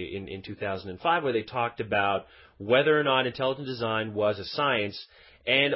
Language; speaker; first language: English; native; English